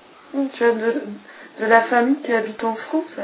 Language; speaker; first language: French; non-native, fluent; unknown